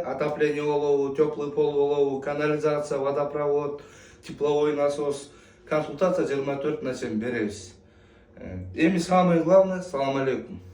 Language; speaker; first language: Russian; non-native, local second language; Kyrgyz